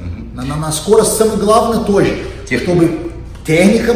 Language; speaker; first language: Russian; non-native, learner; Portuguese